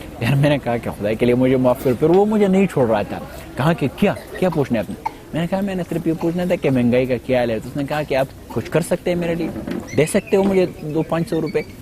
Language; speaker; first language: Urdu; non-native, local second language; Pashto